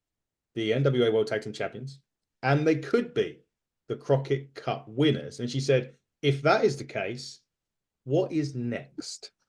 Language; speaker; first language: English; native; English